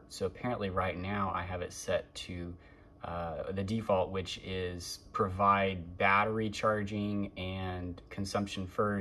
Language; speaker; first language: English; native; English